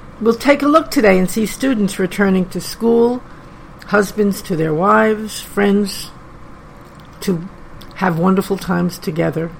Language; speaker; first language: English; native; English